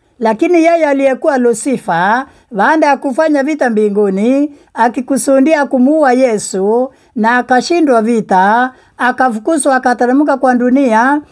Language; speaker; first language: Swahili; non-native, local second language; Meru